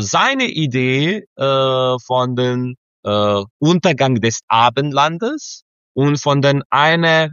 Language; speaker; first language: German; non-native, fluent; Serbian